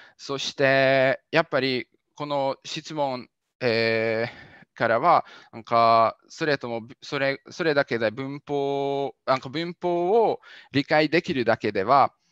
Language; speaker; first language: Japanese; non-native, fluent; Hungarian